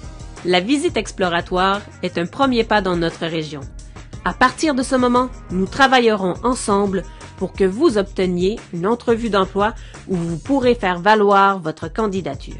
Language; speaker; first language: French; native; French